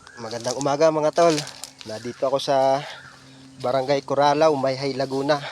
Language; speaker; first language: Filipino; native; Filipino